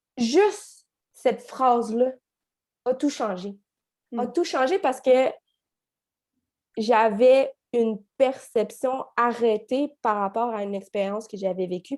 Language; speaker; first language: French; native; French